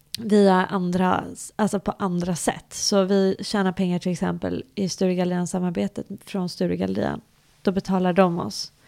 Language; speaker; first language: Swedish; early bilingual, other home language; English